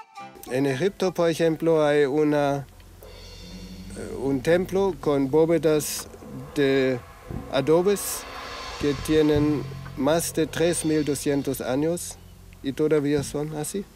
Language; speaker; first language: Spanish; non-native, fluent; German